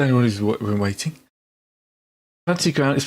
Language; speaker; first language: English; native; English